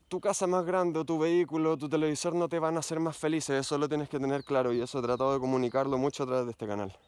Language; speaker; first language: Spanish; native; Spanish